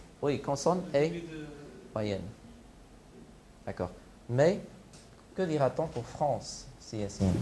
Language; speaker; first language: French; non-native, local second language; Arabic